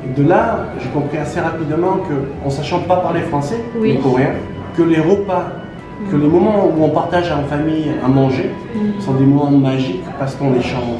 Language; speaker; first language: French; early bilingual, other home language; Korean